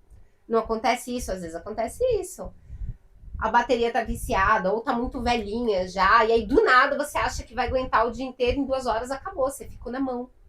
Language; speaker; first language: Portuguese; native; Portuguese